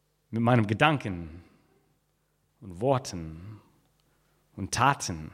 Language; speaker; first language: German; non-native, fluent; English